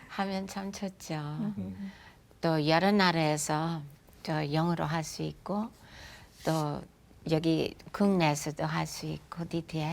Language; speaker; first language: Korean; non-native, fluent; English